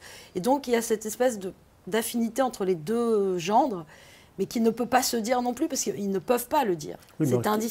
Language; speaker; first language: French; native; French